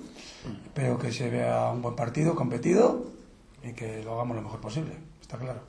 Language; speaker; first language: Spanish; native; Spanish